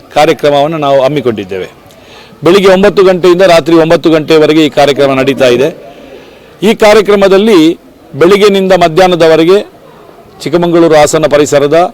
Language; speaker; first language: Kannada; non-native, local second language; Konkani